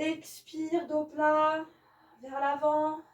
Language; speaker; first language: French; native; French